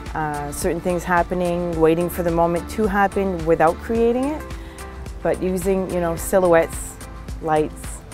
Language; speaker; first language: English; native; English